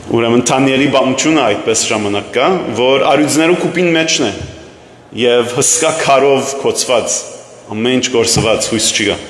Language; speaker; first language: Armenian; early bilingual, heritage; Armenian